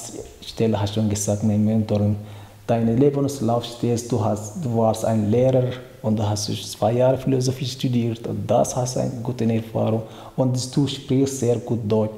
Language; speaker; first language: German; non-native, learner; Tigrinya